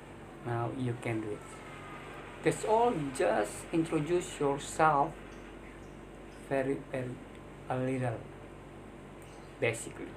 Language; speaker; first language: English; non-native, learner; Indonesian